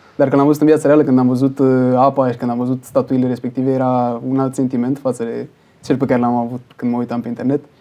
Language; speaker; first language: Romanian; early bilingual, heritage; Romanian